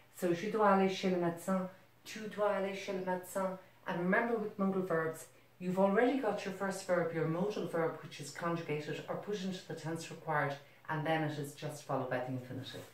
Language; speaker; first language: English; native; English